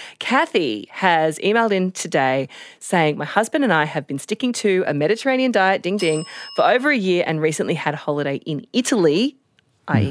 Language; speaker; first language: English; native; English